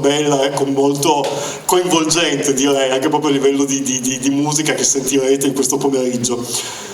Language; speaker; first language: Italian; native; Italian